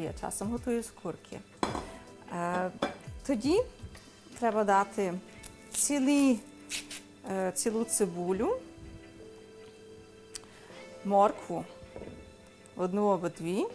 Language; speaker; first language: Ukrainian; early bilingual, heritage; Ukrainian